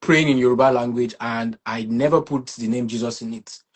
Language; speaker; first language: English; non-native, local second language; Yoruba